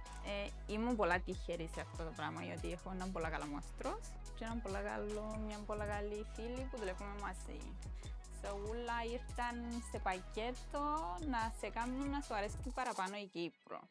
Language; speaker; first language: Greek; non-native, fluent; Romanian